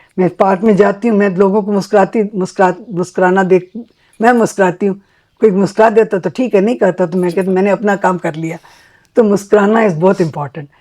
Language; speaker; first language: Hindi; native; Hindi